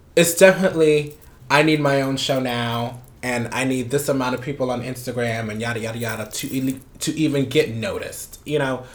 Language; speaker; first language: English; non-native, fluent; Spanish